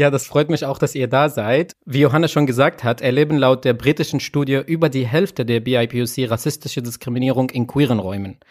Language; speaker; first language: German; native; German